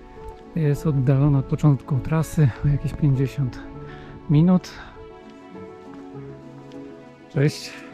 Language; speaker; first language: Polish; native; Polish